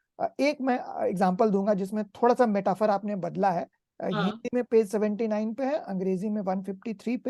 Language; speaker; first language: Hindi; native; Hindi